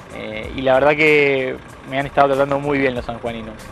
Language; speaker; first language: Spanish; native; Spanish